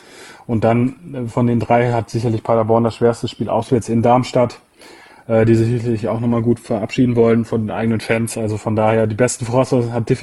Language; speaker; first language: German; native; German